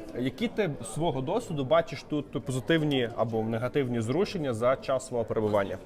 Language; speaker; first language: Ukrainian; native; Ukrainian